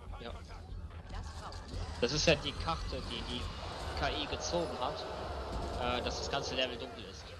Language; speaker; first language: German; native; German